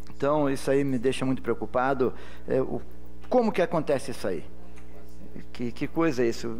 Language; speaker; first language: Portuguese; native; Portuguese